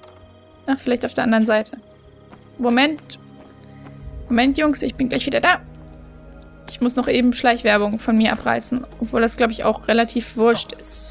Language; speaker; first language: German; native; German